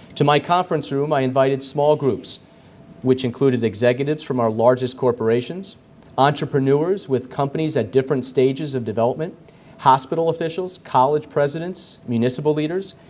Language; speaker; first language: English; native; English